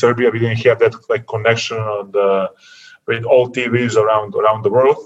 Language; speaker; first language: English; non-native, learner; Serbian